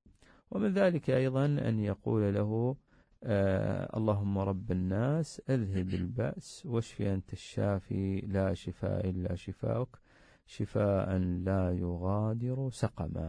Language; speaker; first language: Arabic; native; Arabic